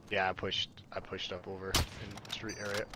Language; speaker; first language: English; native; English